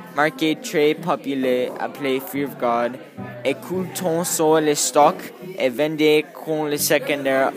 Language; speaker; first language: French; non-native, learner; English